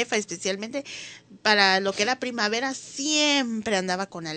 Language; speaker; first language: Spanish; early bilingual, heritage; Spanish